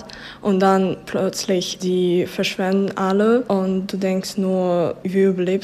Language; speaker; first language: German; non-native, fluent; Ukrainian